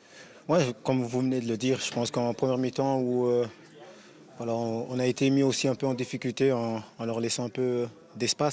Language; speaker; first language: French; native; French